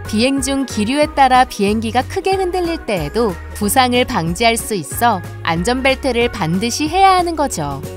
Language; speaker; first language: Korean; native; Korean